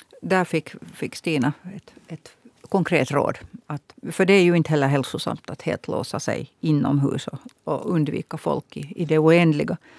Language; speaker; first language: Swedish; native; Swedish